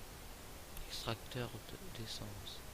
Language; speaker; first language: French; native; French